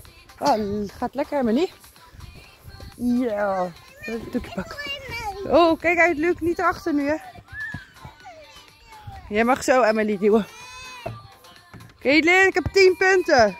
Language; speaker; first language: Dutch; native; Dutch